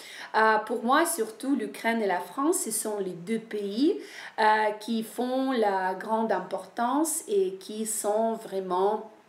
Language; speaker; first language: French; non-native, fluent; Ukrainian